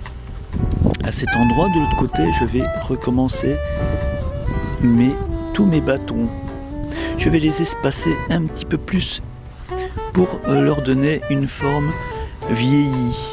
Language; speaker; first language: French; native; French